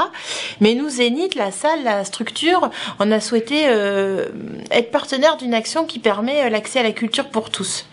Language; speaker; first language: French; native; French